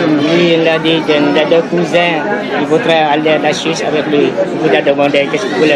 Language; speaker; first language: French; non-native, fluent; Vietnamese